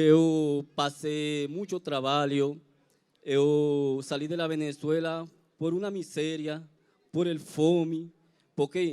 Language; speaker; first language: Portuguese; non-native, learner; Spanish